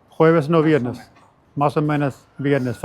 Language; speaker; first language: Spanish; non-native, learner; Hindi